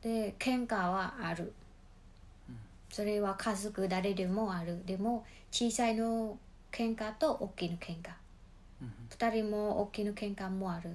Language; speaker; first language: Japanese; non-native, learner; Mongolian